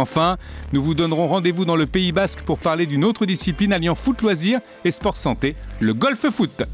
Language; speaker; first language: French; native; French